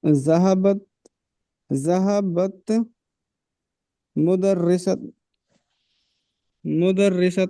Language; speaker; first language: Arabic; non-native, learner; Urdu